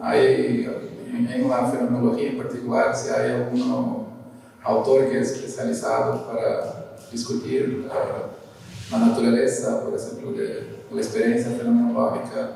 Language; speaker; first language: Spanish; non-native, learner; Portuguese